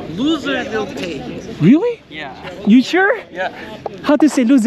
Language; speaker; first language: English; non-native, learner; Thai